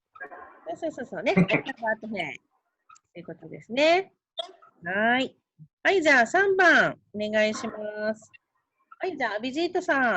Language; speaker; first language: Japanese; native; Japanese